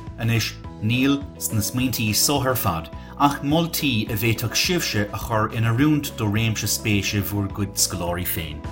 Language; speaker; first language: Irish; native; Irish